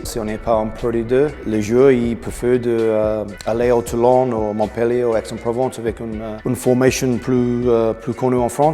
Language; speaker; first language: French; non-native, learner; English